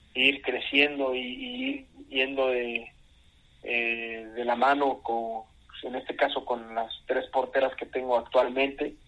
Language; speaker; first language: Spanish; native; Spanish